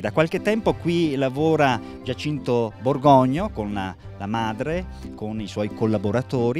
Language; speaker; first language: Italian; native; Italian